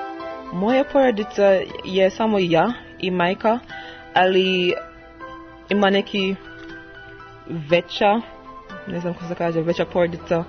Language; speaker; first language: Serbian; non-native, learner; English